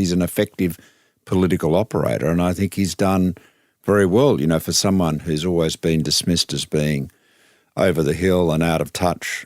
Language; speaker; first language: English; native; English